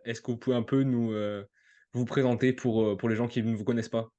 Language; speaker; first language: French; native; French